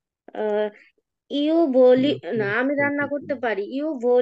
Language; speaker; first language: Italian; non-native, learner; Bangla